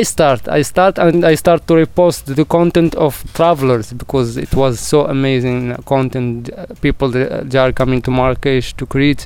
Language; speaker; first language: English; non-native, learner; Arabic